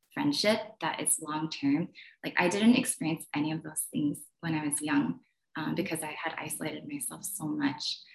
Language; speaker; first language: English; native; English